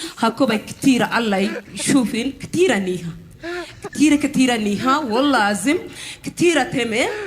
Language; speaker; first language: Arabic; non-native, learner; Amharic